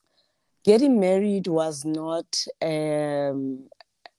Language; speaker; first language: English; non-native, local second language; Southern Sotho